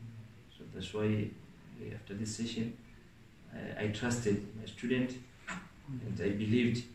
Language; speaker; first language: English; non-native, local second language; Swahili